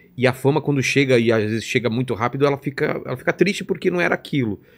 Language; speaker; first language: Portuguese; native; Portuguese